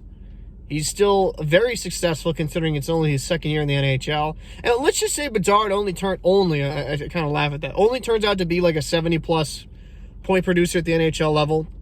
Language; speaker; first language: English; native; English